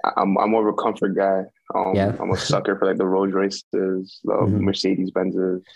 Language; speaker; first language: English; early bilingual, other home language; Yoruba